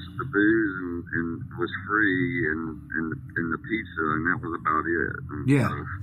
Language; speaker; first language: English; native; English